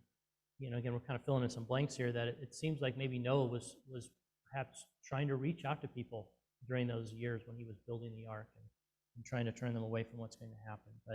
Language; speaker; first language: English; native; English